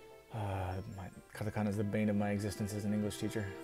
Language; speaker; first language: English; native; English